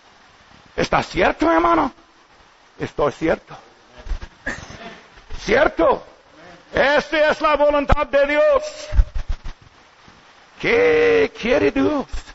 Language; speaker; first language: Spanish; non-native, learner; English